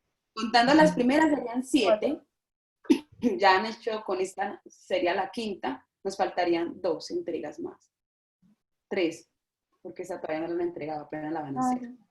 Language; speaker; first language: Spanish; native; Spanish